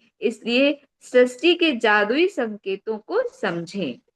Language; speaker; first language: Hindi; native; Hindi